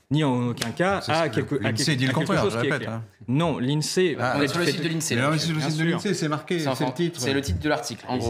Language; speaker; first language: French; native; French